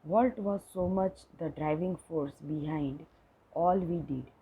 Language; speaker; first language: English; non-native, local second language; Gujarati